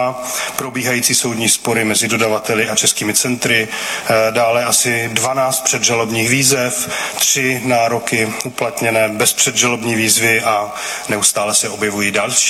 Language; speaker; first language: Czech; native; Czech